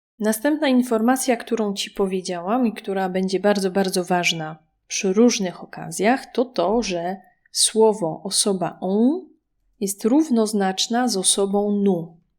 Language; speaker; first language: Polish; native; Polish